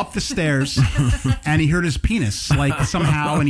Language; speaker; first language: English; native; English